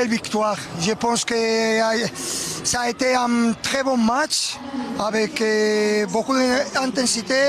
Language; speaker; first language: French; non-native, learner; Spanish